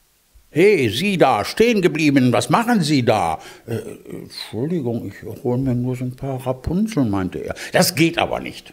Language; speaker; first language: German; native; German